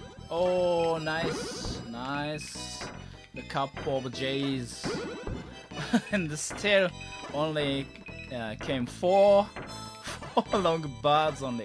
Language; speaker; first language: English; non-native, learner; Japanese